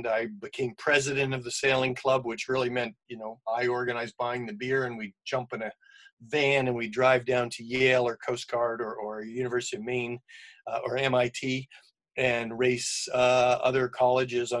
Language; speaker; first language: English; native; English